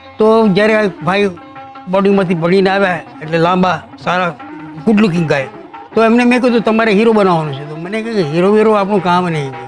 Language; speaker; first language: Gujarati; non-native, local second language; Kachhi